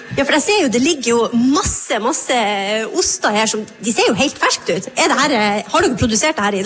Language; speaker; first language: Norwegian; native; Norwegian